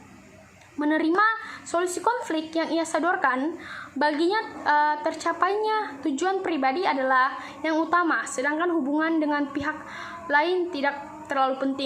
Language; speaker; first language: Indonesian; native; Indonesian